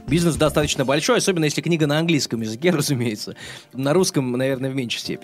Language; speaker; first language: Russian; native; Russian